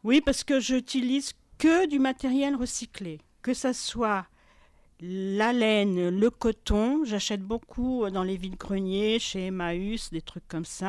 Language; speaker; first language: French; non-native, fluent; Portuguese